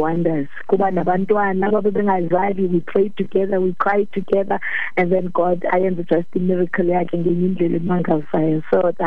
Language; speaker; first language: English; non-native, local second language; Xhosa